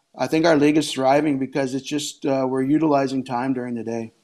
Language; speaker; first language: English; native; English